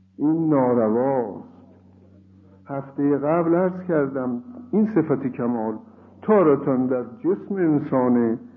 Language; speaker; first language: Persian; native; Persian